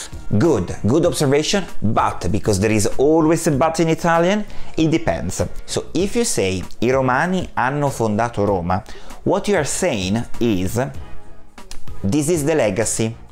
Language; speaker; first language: English; non-native, fluent; Italian